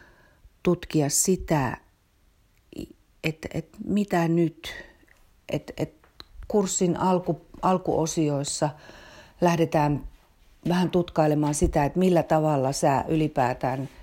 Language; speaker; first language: Finnish; native; Finnish